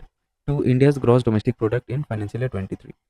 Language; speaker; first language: English; non-native, local second language; Hindi